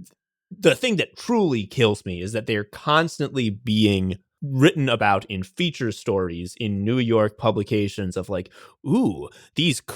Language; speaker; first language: English; native; English